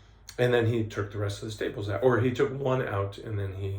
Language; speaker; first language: English; native; English